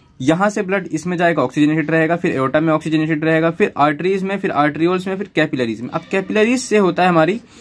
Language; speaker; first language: Hindi; native; Hindi